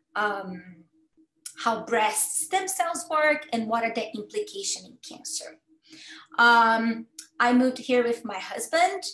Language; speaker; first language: English; non-native, fluent; Portuguese